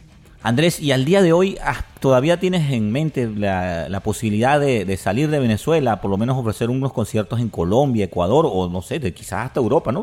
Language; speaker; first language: Spanish; native; Spanish